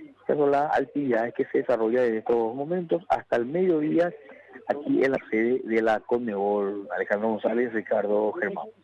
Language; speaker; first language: Spanish; native; Spanish